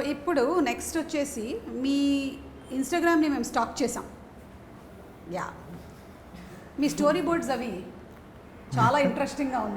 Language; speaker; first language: Telugu; native; Telugu